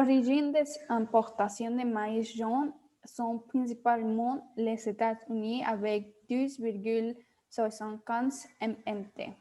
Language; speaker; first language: French; non-native, learner; Spanish